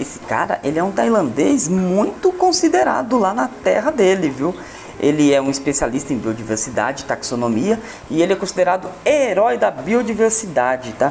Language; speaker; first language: Portuguese; native; Portuguese